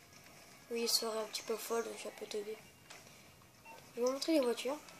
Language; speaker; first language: French; native; French